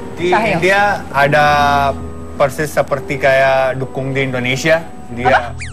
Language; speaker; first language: Indonesian; non-native, fluent; Japanese